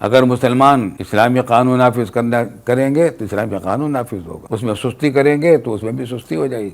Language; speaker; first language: Urdu; native; Urdu